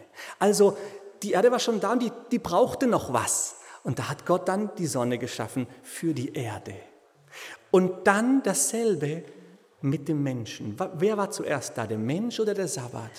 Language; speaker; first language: German; native; German